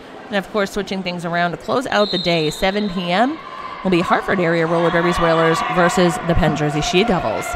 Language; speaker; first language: English; native; English